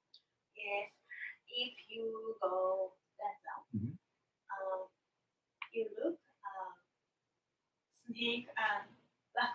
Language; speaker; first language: English; non-native, learner; Japanese